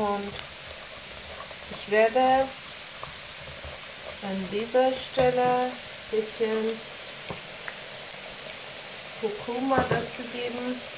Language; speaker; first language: German; non-native, fluent; Persian